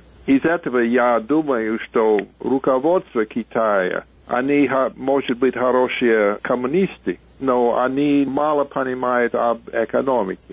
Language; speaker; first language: Russian; non-native, fluent; English